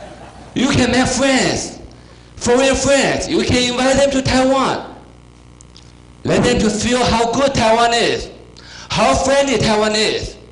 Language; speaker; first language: English; non-native, fluent; Chinese